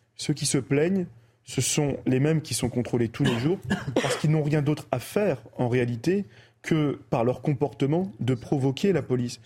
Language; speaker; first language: French; early bilingual, other home language; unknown